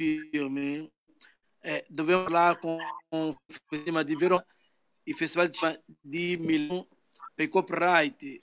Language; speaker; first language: Italian; non-native, learner; Portuguese